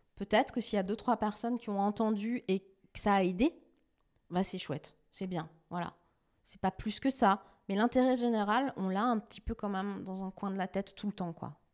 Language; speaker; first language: French; native; French